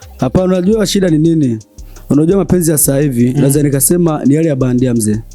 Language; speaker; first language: Swahili; non-native, local second language; Rundi